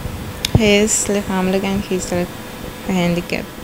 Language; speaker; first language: Dutch; non-native, local second language; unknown